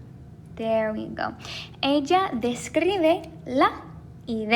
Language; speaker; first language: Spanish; non-native, fluent; English